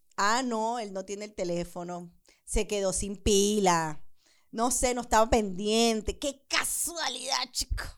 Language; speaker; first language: Spanish; native; Spanish